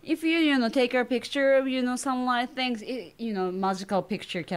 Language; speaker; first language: English; non-native, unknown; Japanese